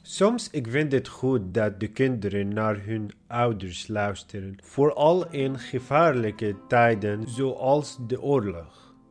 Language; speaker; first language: Dutch; non-native, learner; Arabic